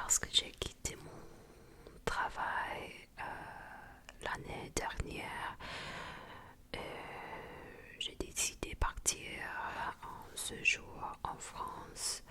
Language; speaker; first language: French; non-native, fluent; Japanese